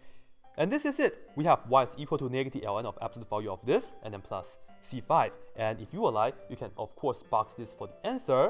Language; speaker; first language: English; non-native, fluent; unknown